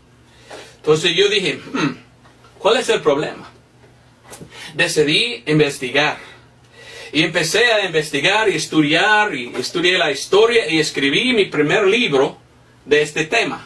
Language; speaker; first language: Spanish; non-native, fluent; English